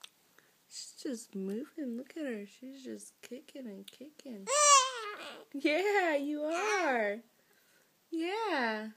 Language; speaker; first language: English; early bilingual, other home language; Spanish